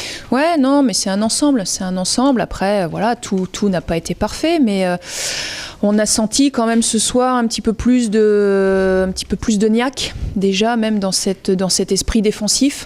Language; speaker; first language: French; native; French